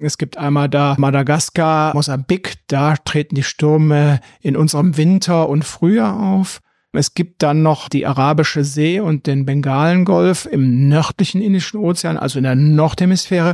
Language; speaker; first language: German; native; German